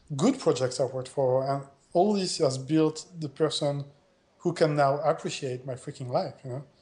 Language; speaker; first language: English; non-native, fluent; French